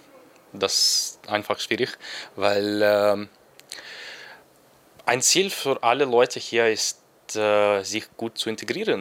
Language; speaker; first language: German; non-native, learner; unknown